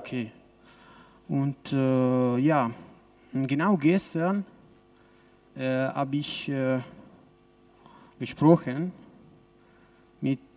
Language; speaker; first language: German; non-native, local second language; Italian